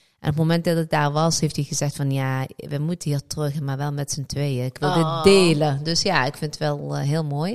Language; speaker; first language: Dutch; early bilingual, other home language; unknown